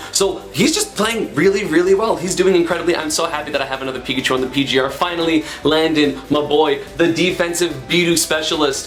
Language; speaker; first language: English; native; English